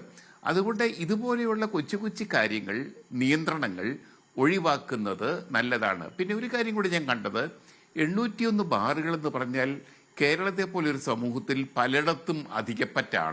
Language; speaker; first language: Malayalam; native; Malayalam